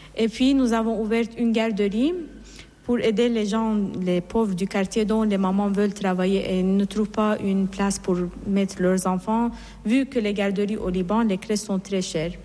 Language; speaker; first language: French; non-native, fluent; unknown